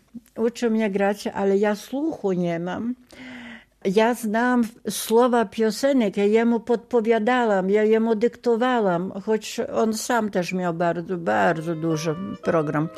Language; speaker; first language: Polish; non-native, local second language; Ukrainian